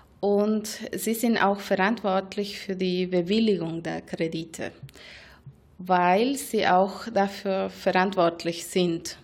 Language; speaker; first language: German; non-native, fluent; Spanish